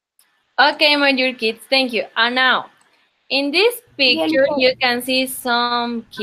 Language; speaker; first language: English; non-native, local second language; Spanish